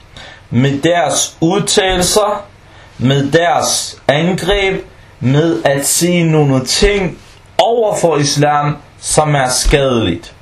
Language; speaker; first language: Danish; non-native, fluent; Arabic